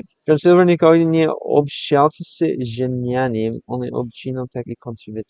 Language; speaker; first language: Russian; non-native, learner; English